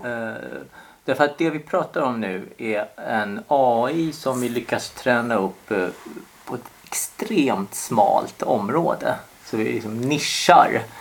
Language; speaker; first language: Swedish; early bilingual, other home language; Korean